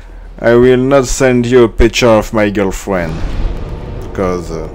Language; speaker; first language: English; non-native, learner; French